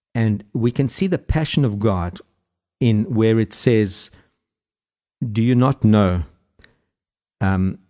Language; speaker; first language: English; native; English